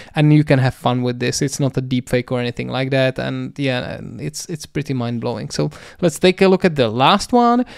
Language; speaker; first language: English; non-native, fluent; Czech